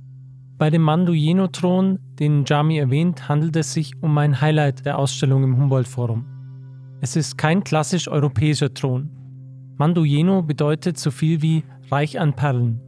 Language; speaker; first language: German; native; German